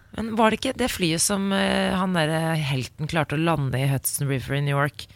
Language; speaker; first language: Norwegian; native; Norwegian